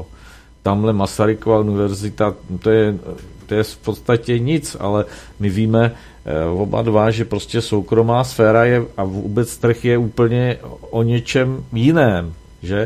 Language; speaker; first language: Czech; native; Czech